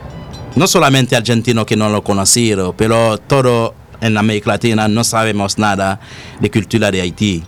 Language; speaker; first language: Spanish; non-native, learner; Haitian Creole